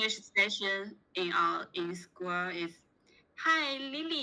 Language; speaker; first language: English; non-native, learner; Chinese